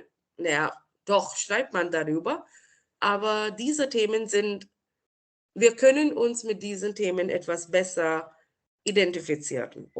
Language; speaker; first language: German; non-native, fluent; Marathi